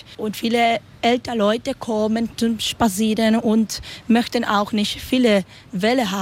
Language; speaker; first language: German; non-native, learner; Spanish